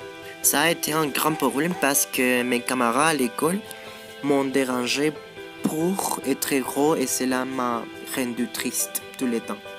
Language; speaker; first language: French; non-native, learner; Spanish